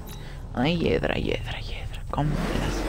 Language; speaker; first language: Spanish; native; Spanish